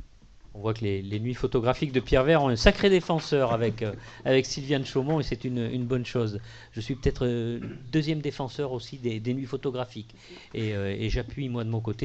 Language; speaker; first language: French; native; French